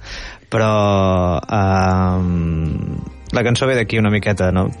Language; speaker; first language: Catalan; native; Catalan